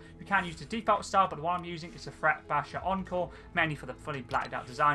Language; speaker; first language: English; native; English